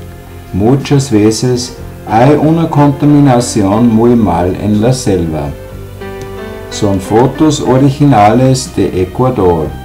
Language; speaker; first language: Spanish; non-native, learner; German